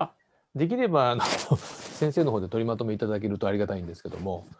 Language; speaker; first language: Japanese; native; Japanese